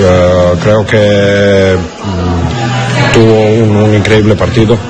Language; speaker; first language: Spanish; non-native, learner; English